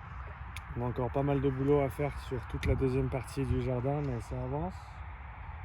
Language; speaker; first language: French; native; French